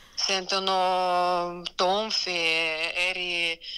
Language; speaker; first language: Italian; non-native, fluent; Ukrainian